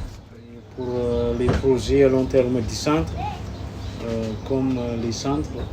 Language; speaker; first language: French; non-native, local second language; Malagasy